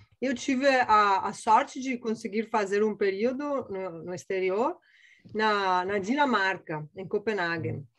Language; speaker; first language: Portuguese; non-native, fluent; Italian